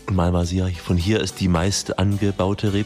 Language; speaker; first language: German; native; German